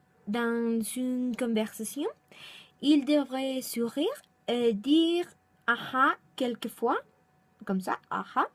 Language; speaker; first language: French; non-native, learner; Spanish